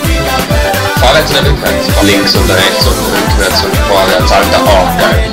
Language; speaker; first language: German; native; German